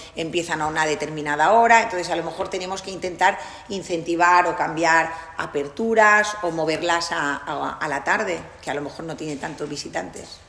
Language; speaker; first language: Spanish; non-native, local second language; Catalan